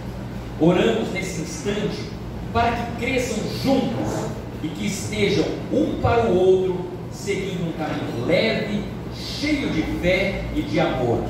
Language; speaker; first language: Portuguese; native; Portuguese